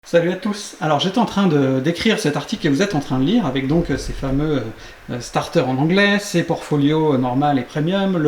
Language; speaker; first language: French; native; French